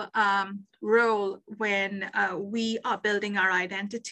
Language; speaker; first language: English; non-native, local second language; Bangla